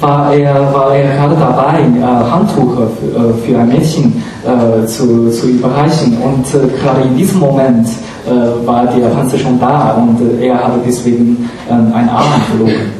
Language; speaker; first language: German; non-native, fluent; Chinese